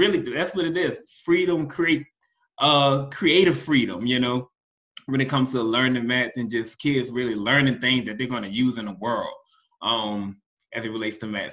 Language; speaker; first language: English; native; English